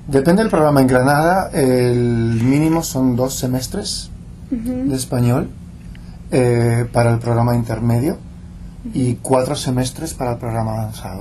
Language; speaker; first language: Spanish; non-native, local second language; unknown